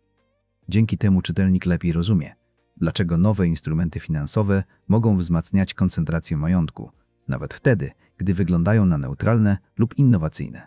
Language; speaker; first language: Polish; native; Polish